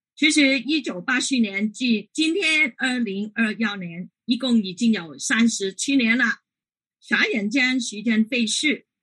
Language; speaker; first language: Chinese; non-native, local second language; Cantonese